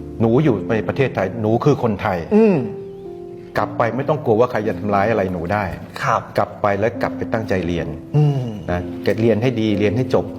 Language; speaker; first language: Thai; native; Thai